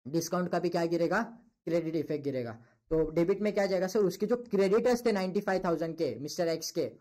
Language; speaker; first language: Hindi; non-native, local second language; Marathi